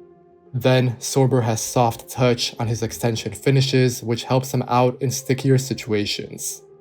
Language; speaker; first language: English; native; English